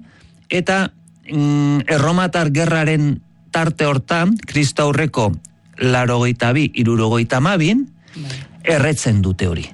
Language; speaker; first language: Basque; native; Basque